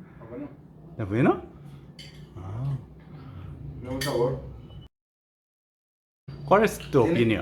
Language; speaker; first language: Spanish; non-native, learner; Korean